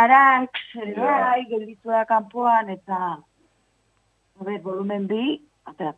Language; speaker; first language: Basque; non-native, local second language; Spanish